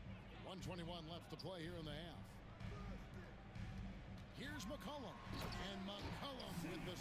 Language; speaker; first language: English; native; English